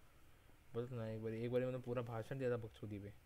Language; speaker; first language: Hindi; native; Hindi